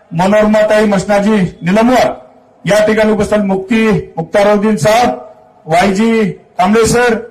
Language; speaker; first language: Marathi; native; Marathi